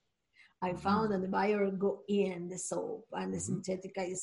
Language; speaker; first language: English; non-native, learner; Spanish